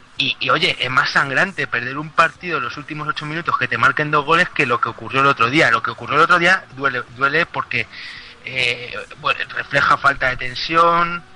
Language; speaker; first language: Spanish; native; Spanish